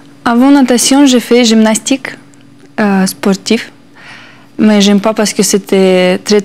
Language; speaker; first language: French; non-native, learner; Russian